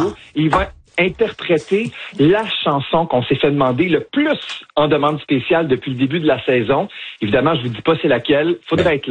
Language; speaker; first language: French; native; French